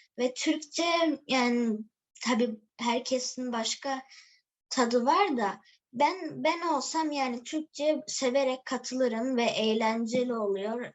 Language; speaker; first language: Turkish; early bilingual, heritage; Turkish